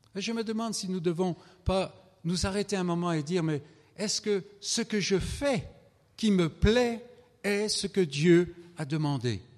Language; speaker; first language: French; native; French